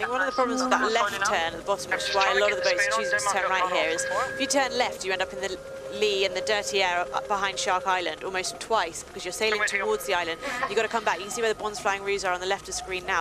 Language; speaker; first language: English; native; English